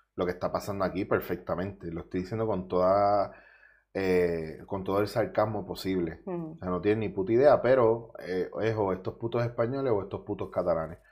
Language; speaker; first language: Spanish; native; Spanish